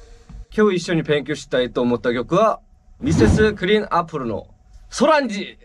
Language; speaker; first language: Japanese; non-native, fluent; Korean